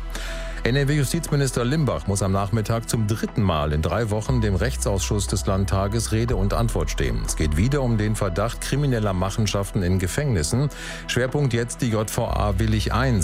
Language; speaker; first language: German; native; German